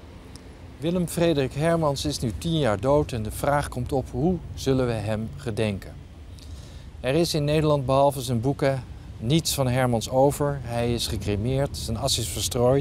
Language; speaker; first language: Dutch; native; Dutch